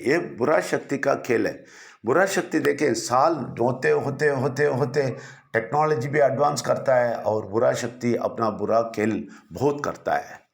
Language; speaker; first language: Hindi; non-native, local second language; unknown